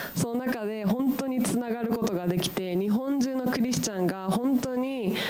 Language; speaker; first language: Japanese; native; Japanese